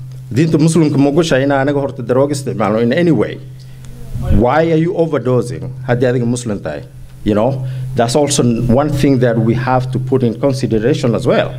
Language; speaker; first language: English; early bilingual, heritage; Somali